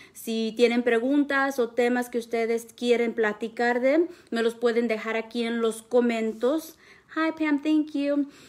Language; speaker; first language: Spanish; early bilingual, heritage; Spanish